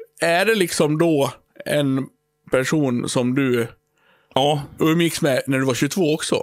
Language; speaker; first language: Swedish; native; Swedish